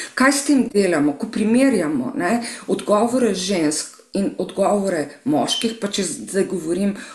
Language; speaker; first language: Slovenian; native; Slovenian